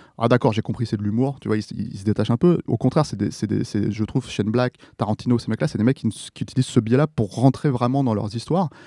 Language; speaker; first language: French; native; French